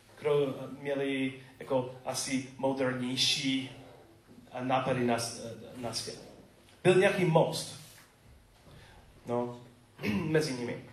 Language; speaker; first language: Czech; non-native, learner; English